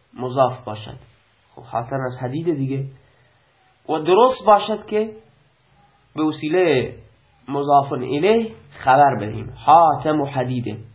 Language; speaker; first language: Persian; non-native, local second language; Baluchi